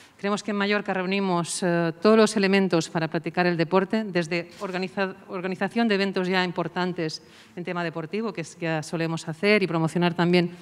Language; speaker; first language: Spanish; non-native, local second language; Catalan